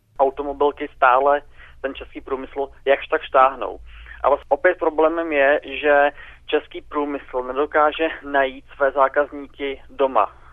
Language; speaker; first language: Czech; native; Czech